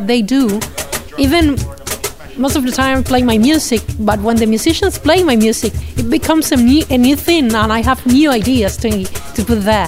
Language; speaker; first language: English; non-native, fluent; Spanish